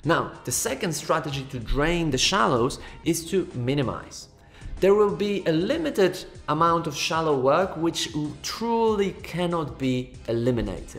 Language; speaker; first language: English; non-native, fluent; Polish